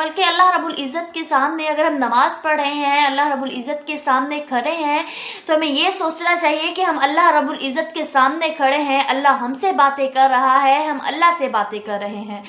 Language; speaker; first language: Urdu; native; Urdu